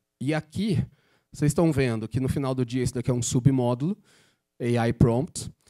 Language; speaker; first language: Portuguese; native; Portuguese